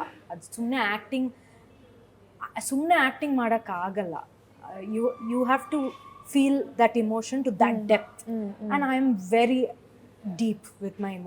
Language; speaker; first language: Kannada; non-native, local second language; Malayalam